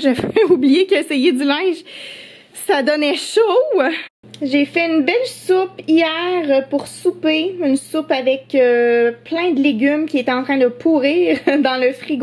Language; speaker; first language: French; native; French